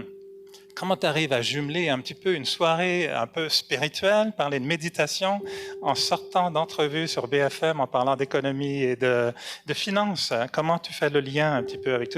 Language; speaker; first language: French; native; French